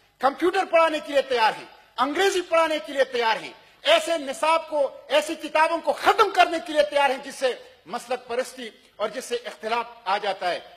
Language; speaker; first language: Urdu; non-native, local second language; Pashto